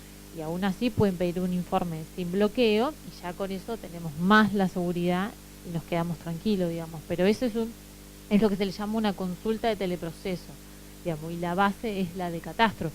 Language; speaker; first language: Spanish; native; Spanish